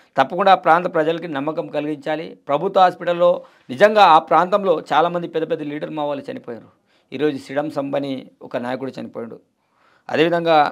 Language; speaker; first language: Telugu; non-native, local second language; Gondi